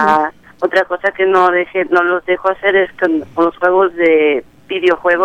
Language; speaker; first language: Spanish; native; Spanish